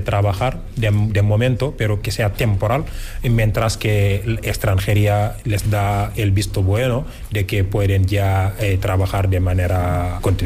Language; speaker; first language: Spanish; non-native, fluent; Wolof